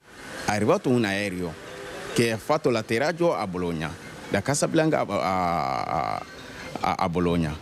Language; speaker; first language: Italian; non-native, learner; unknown